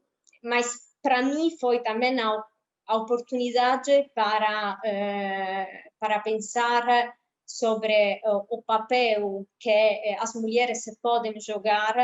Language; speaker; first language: Portuguese; non-native, fluent; Italian